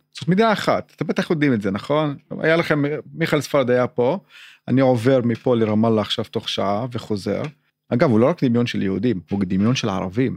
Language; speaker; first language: Hebrew; non-native, local second language; Arabic